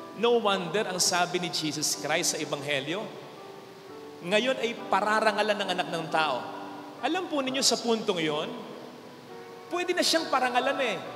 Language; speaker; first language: Filipino; native; Filipino